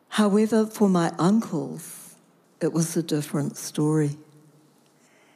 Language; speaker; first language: English; native; English